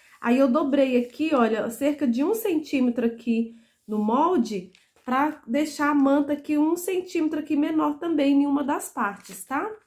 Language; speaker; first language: Portuguese; native; Portuguese